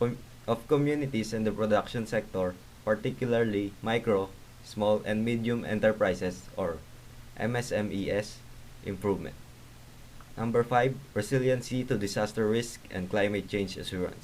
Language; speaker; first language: English; non-native, local second language; Filipino